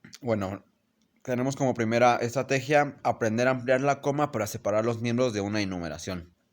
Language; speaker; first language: Spanish; native; Spanish